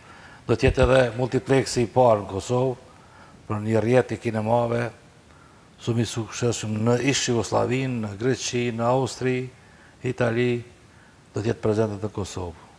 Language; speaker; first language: Albanian; native; Albanian